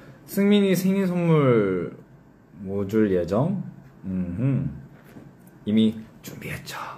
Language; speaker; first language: Korean; early bilingual, heritage; English